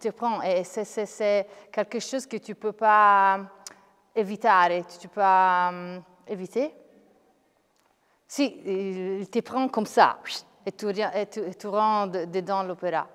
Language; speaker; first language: French; non-native, fluent; Italian